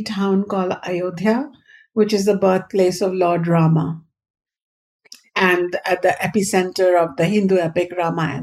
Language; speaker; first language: English; non-native, local second language; Hindi